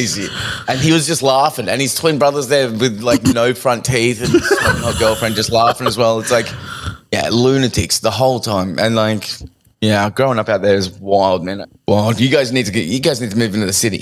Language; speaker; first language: English; native; English